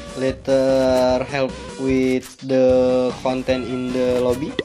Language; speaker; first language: English; non-native, learner; Indonesian